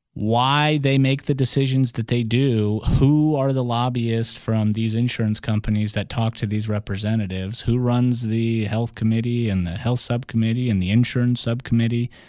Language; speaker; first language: English; early bilingual, other home language; Russian